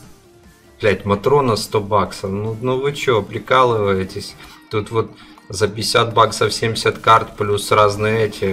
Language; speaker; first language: Russian; native; Russian